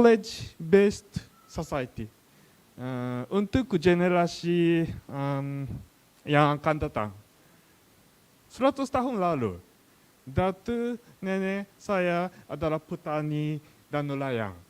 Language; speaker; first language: Indonesian; non-native, learner; Japanese